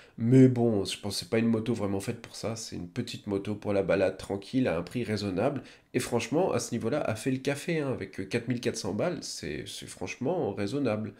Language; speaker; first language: French; native; French